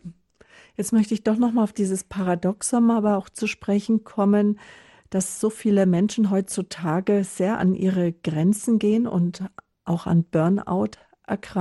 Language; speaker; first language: German; native; German